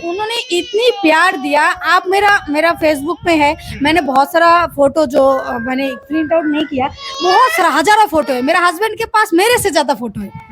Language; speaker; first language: Hindi; non-native, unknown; Bangla